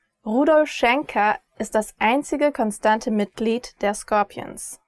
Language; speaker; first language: German; native; German